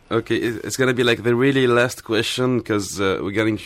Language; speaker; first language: English; non-native, fluent; Arabic